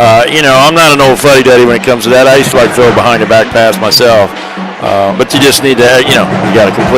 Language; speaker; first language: English; native; English